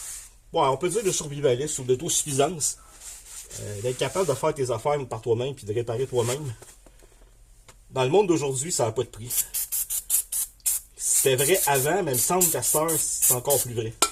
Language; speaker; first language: French; native; French